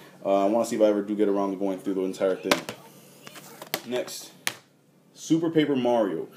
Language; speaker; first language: English; native; English